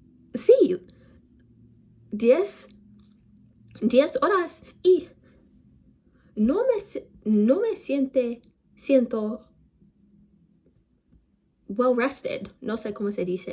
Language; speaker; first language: Spanish; non-native, learner; English